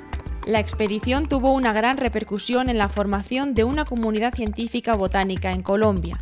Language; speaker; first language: Spanish; native; Spanish